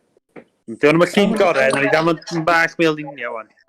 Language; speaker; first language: Welsh; native; Welsh